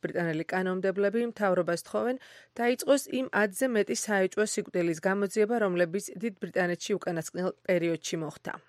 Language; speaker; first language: Georgian; native; Georgian